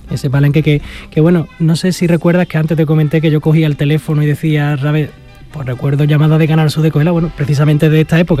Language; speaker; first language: Spanish; native; Spanish